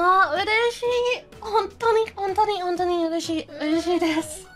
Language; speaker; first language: Japanese; non-native, learner; English